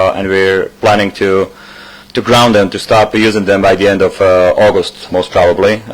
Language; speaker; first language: English; non-native, fluent; Slovak